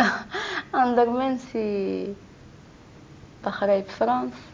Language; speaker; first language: Dutch; non-native, learner; Arabic